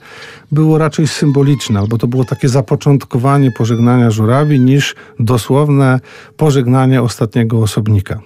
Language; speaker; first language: Polish; native; Polish